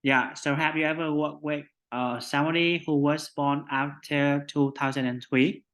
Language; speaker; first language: English; non-native, fluent; Vietnamese